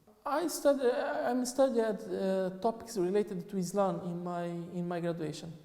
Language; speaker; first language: English; non-native, fluent; Portuguese